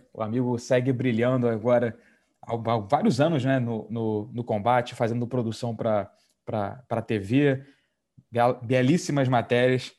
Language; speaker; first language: Portuguese; native; Portuguese